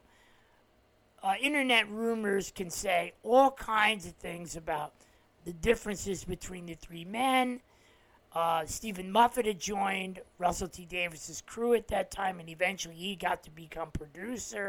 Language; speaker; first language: English; native; English